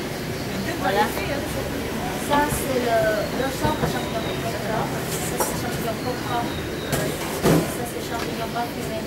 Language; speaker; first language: French; non-native, fluent; Vietnamese